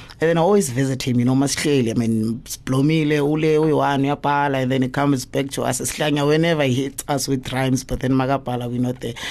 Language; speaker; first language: English; non-native, local second language; Zulu